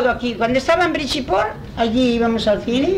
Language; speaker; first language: Spanish; early bilingual, heritage; Spanish